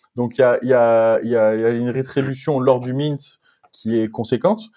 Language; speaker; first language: French; native; French